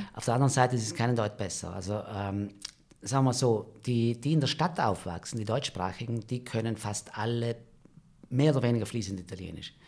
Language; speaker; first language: German; native; German